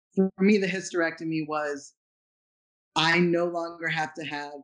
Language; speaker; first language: English; native; English